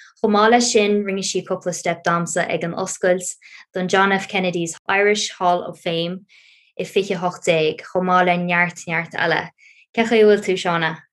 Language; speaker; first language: Irish; native; Irish